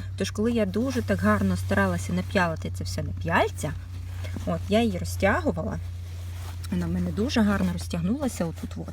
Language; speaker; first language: Ukrainian; native; Ukrainian